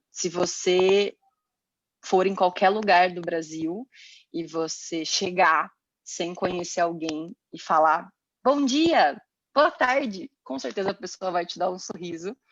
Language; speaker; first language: Portuguese; native; Portuguese